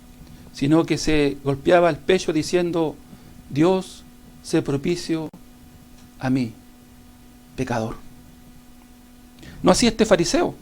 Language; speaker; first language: Spanish; native; Spanish